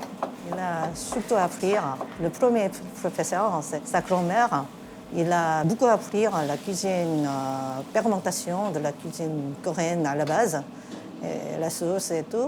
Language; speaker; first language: French; non-native, fluent; Korean